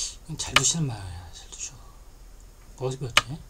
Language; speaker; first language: Korean; native; Korean